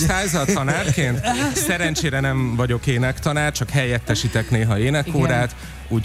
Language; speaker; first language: Hungarian; native; Hungarian